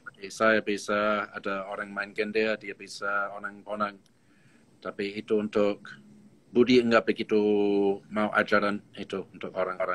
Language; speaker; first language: Indonesian; non-native, learner; English